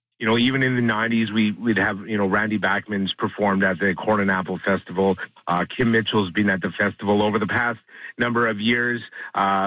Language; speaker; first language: English; native; English